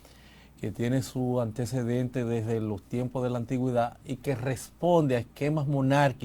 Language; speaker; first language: Spanish; native; Spanish